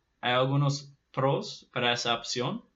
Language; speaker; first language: Spanish; non-native, fluent; Portuguese